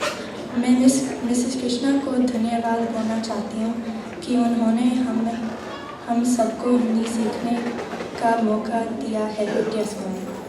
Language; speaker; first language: Hindi; early bilingual, heritage; Hindi